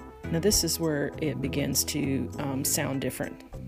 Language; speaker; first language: English; native; English